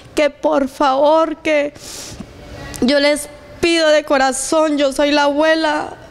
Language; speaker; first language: Spanish; native; Spanish